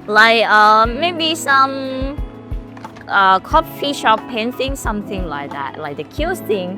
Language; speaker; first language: English; non-native, learner; Thai